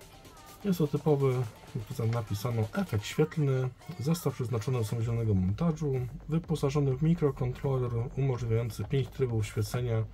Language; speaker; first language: Polish; native; Polish